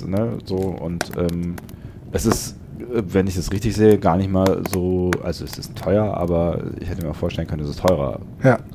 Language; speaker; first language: German; native; German